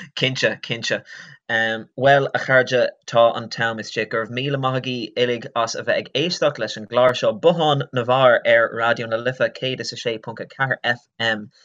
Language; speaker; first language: Irish; non-native, local second language; English